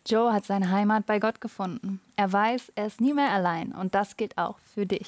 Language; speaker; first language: German; native; German